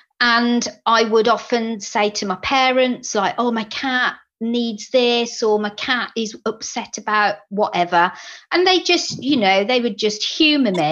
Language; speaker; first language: English; native; English